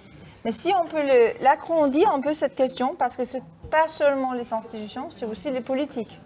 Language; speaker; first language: French; non-native, fluent; Danish